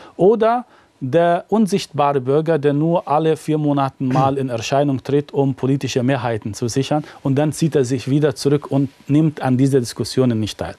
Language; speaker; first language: German; non-native, fluent; Arabic